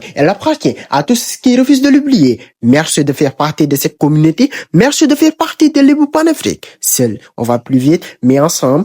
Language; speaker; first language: French; non-native, local second language; Wolof